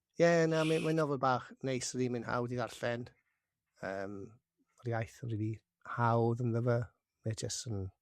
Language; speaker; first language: Welsh; non-native, local second language; English